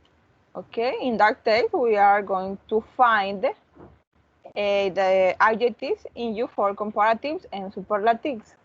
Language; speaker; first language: English; non-native, learner; Spanish